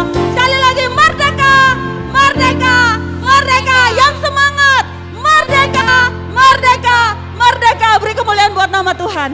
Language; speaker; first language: Indonesian; native; Indonesian